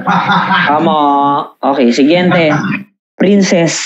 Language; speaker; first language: Spanish; non-native, fluent; Filipino